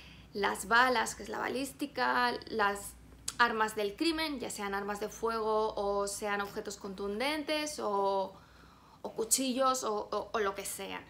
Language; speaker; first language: Spanish; native; Spanish